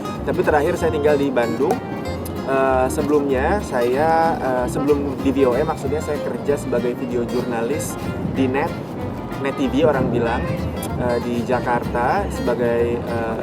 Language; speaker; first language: Indonesian; native; Indonesian